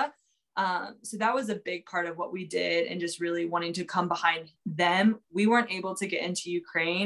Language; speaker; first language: English; native; English